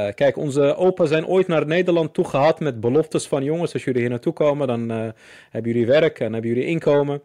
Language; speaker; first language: Dutch; early bilingual, other home language; Arabic